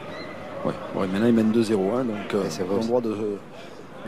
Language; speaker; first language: French; native; French